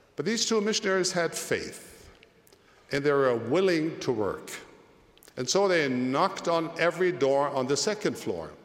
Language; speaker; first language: English; early bilingual, other home language; German